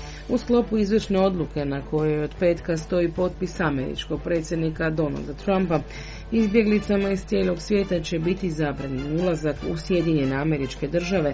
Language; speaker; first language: Croatian; native; Croatian